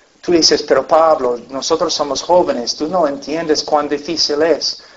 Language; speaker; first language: Spanish; non-native, fluent; English